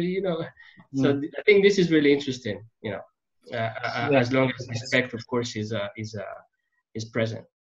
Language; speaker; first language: English; non-native, fluent; French